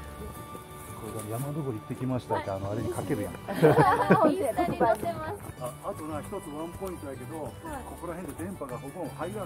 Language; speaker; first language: Japanese; native; Japanese